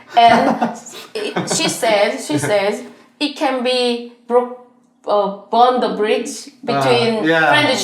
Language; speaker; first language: English; non-native, learner; Korean